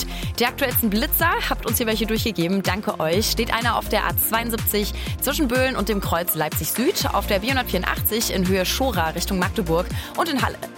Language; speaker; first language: German; native; German